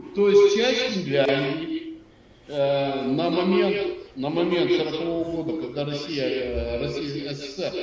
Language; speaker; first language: Russian; native; Russian